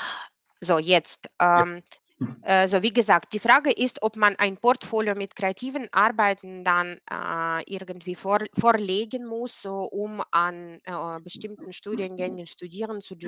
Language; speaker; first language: German; non-native, fluent; Ukrainian